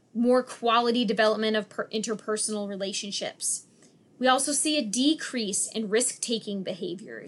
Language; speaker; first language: English; native; English